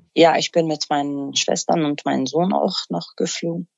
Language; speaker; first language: German; non-native, fluent; Arabic